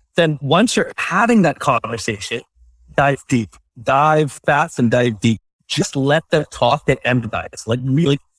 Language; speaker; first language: English; non-native, local second language; Malayalam